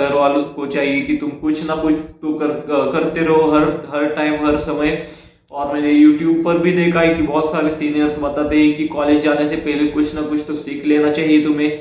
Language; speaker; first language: Hindi; non-native, local second language; Marathi